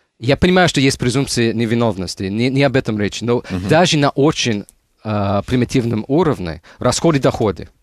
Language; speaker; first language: Russian; non-native, fluent; English